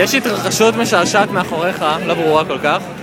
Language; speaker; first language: Hebrew; native; Hebrew